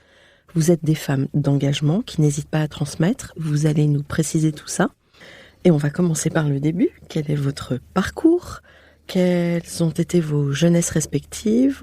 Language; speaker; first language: French; native; French